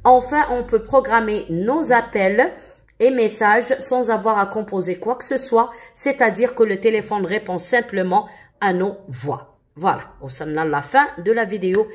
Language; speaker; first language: French; non-native, local second language; Arabic